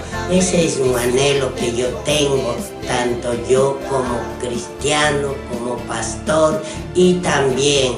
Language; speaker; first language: Spanish; non-native, local second language; Quechua